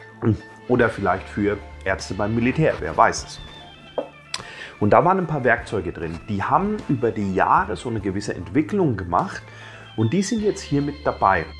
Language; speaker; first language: German; native; German